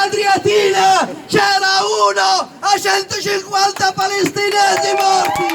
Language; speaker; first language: Italian; non-native, local second language; Arabic